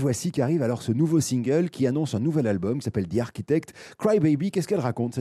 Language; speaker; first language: French; native; French